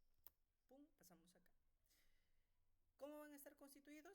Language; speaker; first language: Spanish; native; Spanish